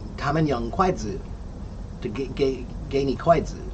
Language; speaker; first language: Chinese; non-native, learner; English